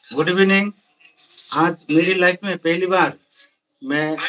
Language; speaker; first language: Hindi; non-native, local second language; Bangla